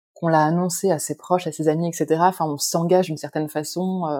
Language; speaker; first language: French; native; French